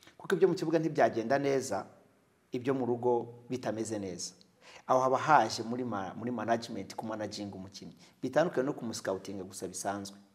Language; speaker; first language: Kinyarwanda; native; Kinyarwanda